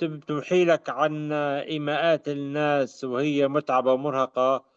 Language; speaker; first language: Arabic; native; Arabic